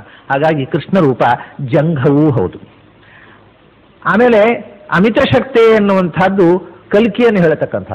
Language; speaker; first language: Kannada; native; Kannada